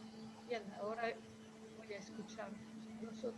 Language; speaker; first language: Spanish; non-native, fluent; French